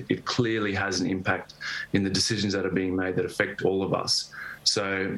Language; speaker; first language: English; native; English